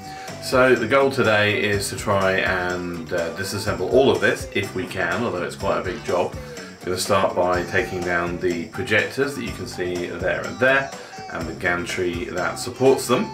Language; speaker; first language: English; native; English